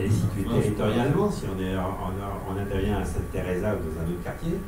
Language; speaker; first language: French; native; French